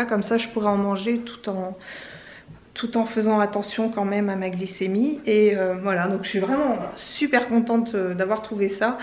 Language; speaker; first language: French; native; French